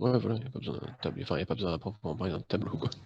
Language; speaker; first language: French; native; French